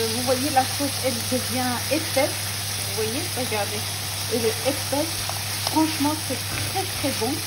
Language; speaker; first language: French; non-native, local second language; Arabic